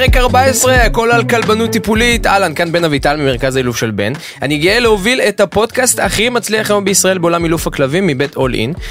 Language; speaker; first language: Hebrew; native; Hebrew